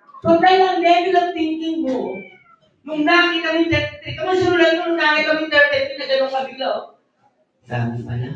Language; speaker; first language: Filipino; native; Filipino